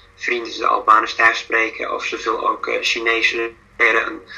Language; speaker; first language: Dutch; non-native, fluent; English